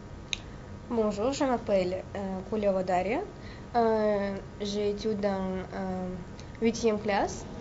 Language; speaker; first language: French; non-native, learner; Russian